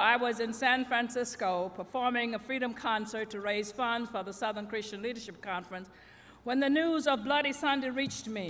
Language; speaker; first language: English; native; English